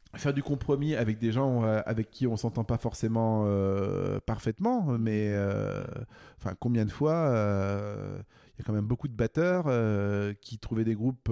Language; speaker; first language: French; native; French